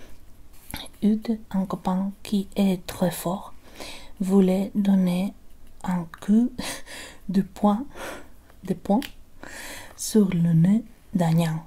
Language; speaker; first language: French; non-native, learner; Spanish